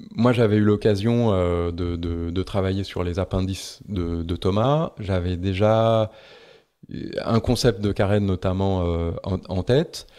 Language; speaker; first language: French; native; French